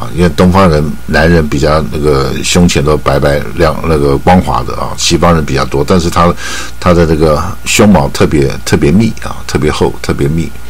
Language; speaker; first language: Chinese; native; Chinese